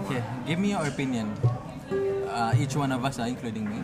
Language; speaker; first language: English; non-native, local second language; Malay